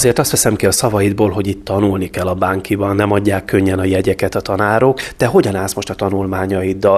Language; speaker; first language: Hungarian; native; Hungarian